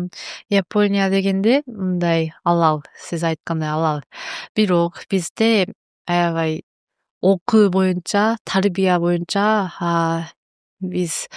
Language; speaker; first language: Kyrgyz; non-native, learner; Japanese